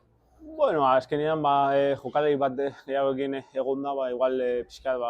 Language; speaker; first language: Basque; native; Basque